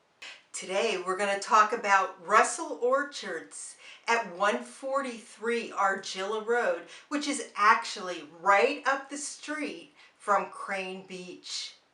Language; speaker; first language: English; native; English